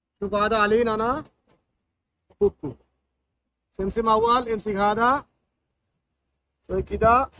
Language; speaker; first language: Arabic; non-native, learner; Bangla